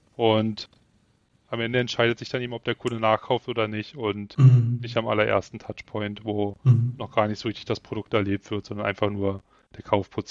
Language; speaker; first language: German; native; German